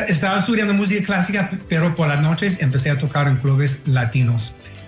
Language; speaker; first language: Spanish; non-native, fluent; English